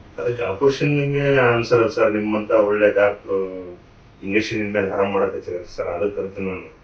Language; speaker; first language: Kannada; native; Kannada